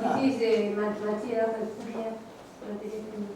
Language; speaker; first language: French; non-native, fluent; Spanish